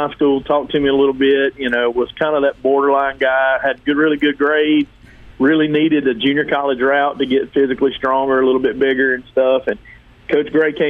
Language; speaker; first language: English; native; English